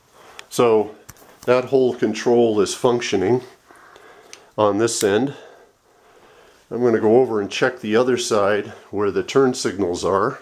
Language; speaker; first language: English; native; English